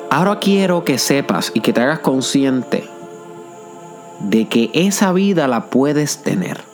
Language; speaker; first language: Spanish; native; Spanish